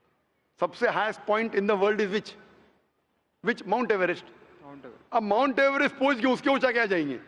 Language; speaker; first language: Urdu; non-native, local second language; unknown